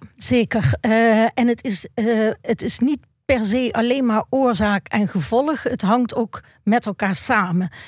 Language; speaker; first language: Dutch; native; Dutch